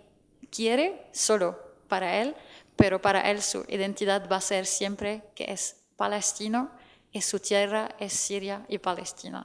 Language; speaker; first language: Spanish; non-native, fluent; Arabic